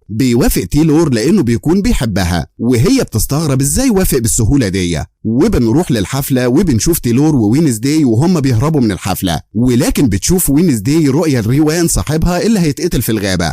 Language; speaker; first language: Arabic; native; Arabic